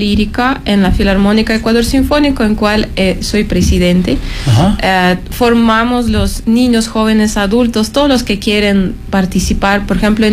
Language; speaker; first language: Spanish; non-native, fluent; Ukrainian